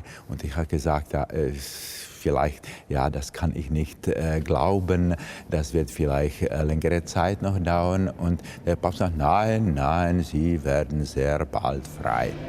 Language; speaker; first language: German; non-native, fluent; Czech